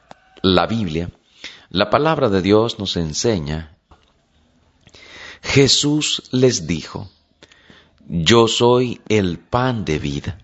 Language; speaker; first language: Spanish; native; Spanish